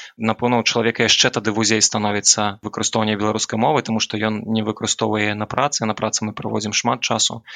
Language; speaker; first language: Belarusian; non-native, local second language; Russian